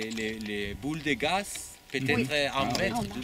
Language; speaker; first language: French; non-native, learner; Spanish